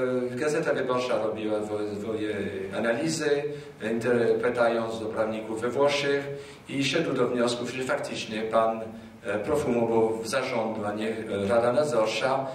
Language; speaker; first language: Polish; non-native, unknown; French